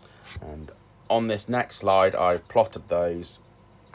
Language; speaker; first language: English; native; English